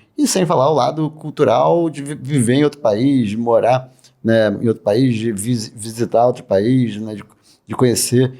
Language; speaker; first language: Portuguese; native; Portuguese